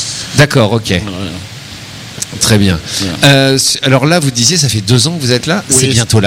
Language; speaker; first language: French; native; French